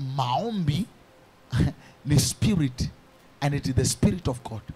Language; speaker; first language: English; non-native, local second language; Swahili